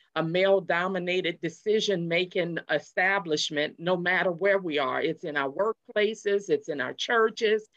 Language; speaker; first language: English; native; English